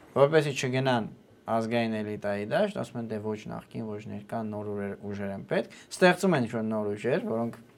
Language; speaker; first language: Armenian; native; Armenian